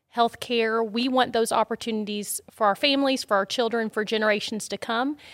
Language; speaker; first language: English; native; English